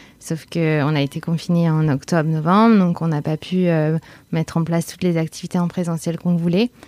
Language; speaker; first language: French; native; French